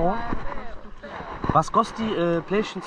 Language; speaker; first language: German; non-native, learner; Turkish